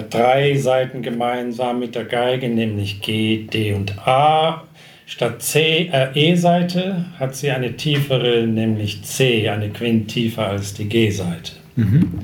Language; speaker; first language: German; non-native, fluent; English